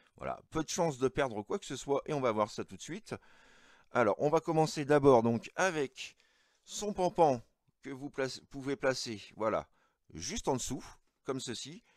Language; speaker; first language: French; native; French